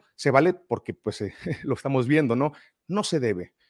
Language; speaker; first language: Spanish; native; Spanish